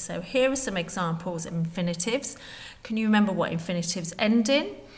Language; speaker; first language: English; native; English